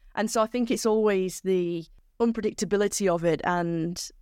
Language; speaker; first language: English; native; English